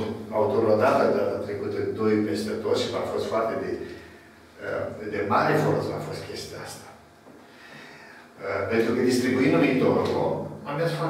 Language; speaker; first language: Romanian; native; Romanian